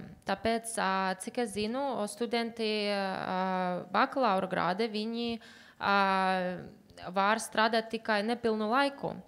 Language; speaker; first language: Latvian; non-native, learner; Uzbek